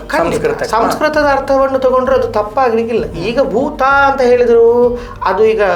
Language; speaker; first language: Kannada; non-native, local second language; Tulu